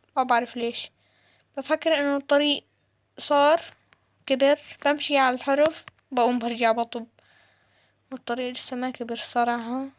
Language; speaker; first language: Arabic; native; Arabic